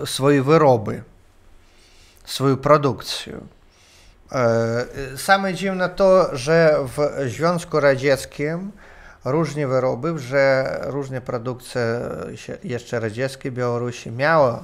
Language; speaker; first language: Polish; non-native, learner; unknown